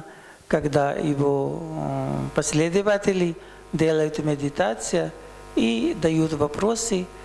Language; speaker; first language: Russian; non-native, learner; Hindi